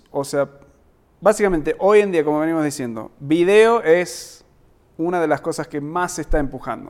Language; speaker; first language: Spanish; early bilingual, heritage; Spanish